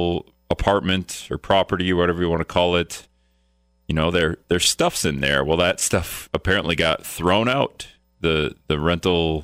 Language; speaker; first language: English; native; English